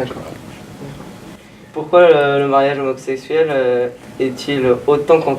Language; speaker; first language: French; native; French